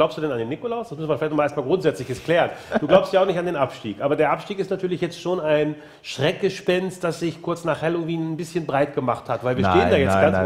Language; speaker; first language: German; native; German